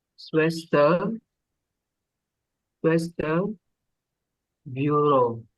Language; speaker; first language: German; non-native, learner; Indonesian